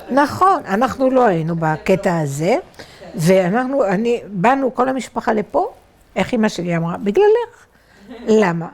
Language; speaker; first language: Hebrew; non-native, fluent; French